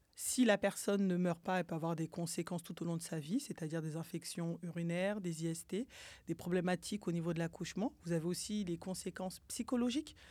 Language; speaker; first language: French; early bilingual, other home language; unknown